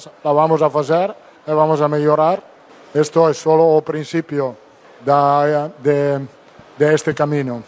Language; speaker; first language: Portuguese; non-native, learner; Spanish